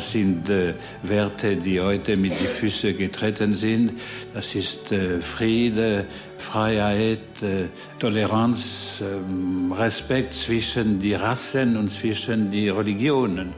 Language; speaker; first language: German; non-native, fluent; French